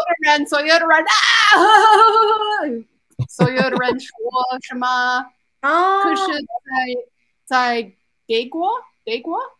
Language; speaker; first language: Chinese; non-native, learner; English